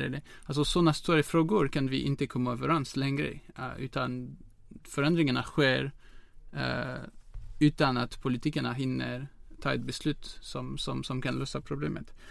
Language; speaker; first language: Swedish; non-native, fluent; French